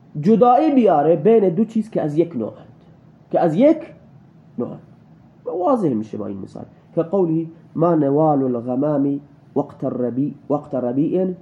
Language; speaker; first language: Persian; non-native, local second language; Baluchi